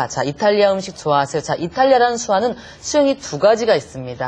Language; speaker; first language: Korean; native; Korean